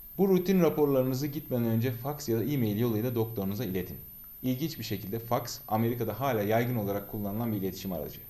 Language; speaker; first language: Turkish; native; Turkish